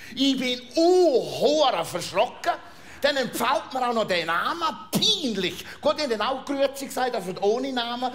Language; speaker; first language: German; native; German